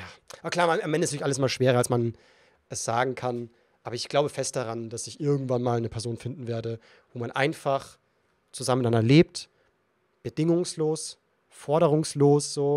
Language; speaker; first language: German; native; German